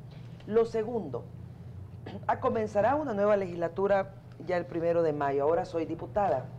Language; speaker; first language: Spanish; native; Spanish